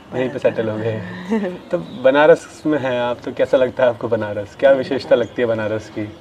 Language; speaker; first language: Hindi; native; Hindi